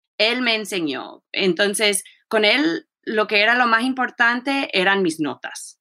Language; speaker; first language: Spanish; early bilingual, heritage; Spanish